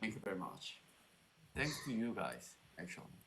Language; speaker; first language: English; non-native, learner; Korean